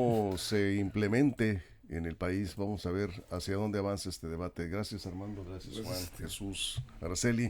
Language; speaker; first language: Spanish; native; Spanish